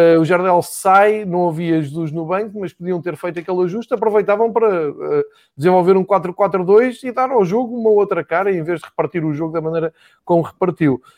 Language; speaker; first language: Portuguese; native; Portuguese